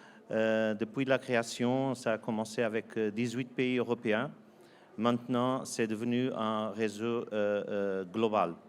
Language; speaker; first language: French; non-native, fluent; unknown